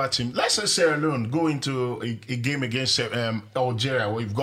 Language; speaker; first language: English; non-native, local second language; Yoruba